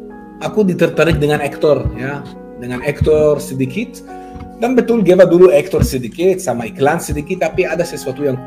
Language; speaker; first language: Indonesian; non-native, fluent; Hebrew